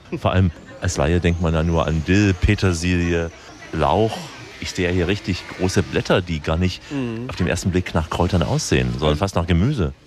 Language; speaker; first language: German; native; German